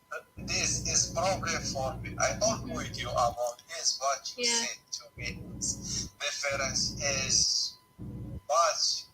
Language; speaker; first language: English; non-native, learner; Arabic